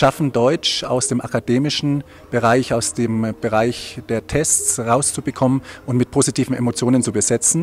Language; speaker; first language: German; native; German